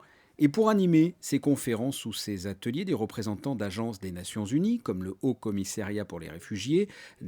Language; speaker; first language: French; native; French